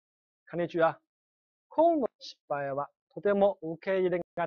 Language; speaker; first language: Japanese; non-native, fluent; Chinese